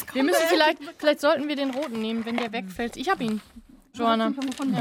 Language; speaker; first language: German; native; German